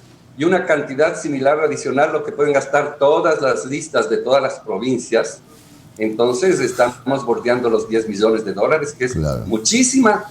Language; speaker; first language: Spanish; native; Spanish